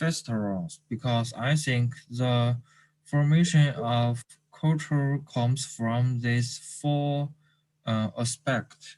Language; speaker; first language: English; non-native, learner; Chinese